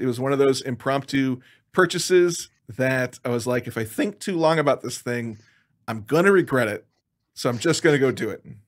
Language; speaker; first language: English; native; English